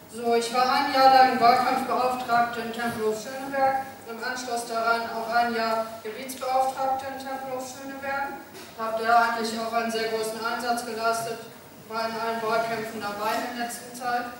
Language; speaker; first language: German; native; German